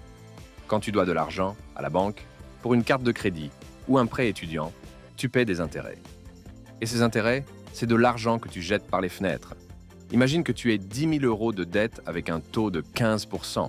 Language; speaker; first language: French; native; French